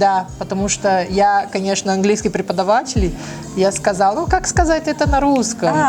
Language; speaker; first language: Russian; non-native, learner; Portuguese